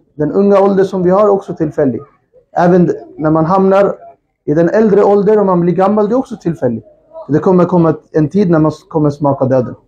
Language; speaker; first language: Swedish; non-native, fluent; Urdu